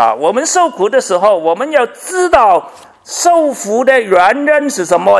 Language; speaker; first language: Chinese; non-native, local second language; Cantonese